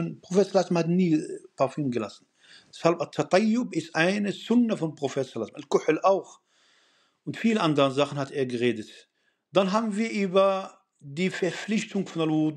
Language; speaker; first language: German; non-native, fluent; Arabic